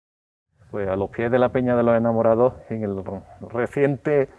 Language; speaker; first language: Spanish; native; Spanish